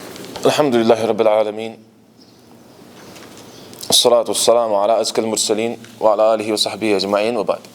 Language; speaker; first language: Arabic; non-native, fluent; Kashmiri